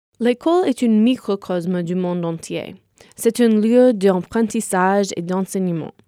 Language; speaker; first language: French; non-native, fluent; English